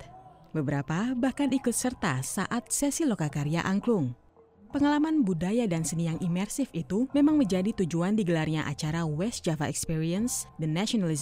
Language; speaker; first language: Indonesian; native; Indonesian